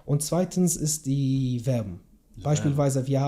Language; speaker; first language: German; non-native, learner; Kurdish